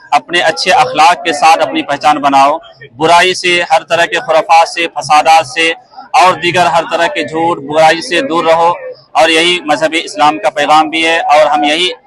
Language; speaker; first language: Urdu; native; Urdu